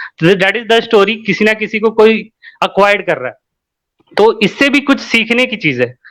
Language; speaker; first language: Hindi; native; Hindi